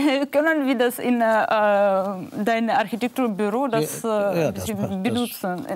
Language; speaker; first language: German; non-native, learner; Russian